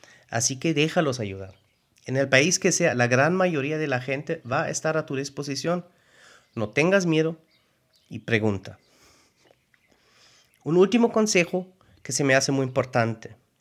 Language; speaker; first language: Spanish; non-native, fluent; German